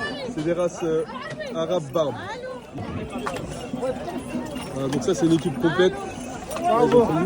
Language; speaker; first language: French; native; French